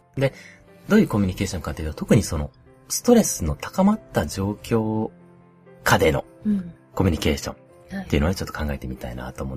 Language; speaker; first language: Japanese; native; Japanese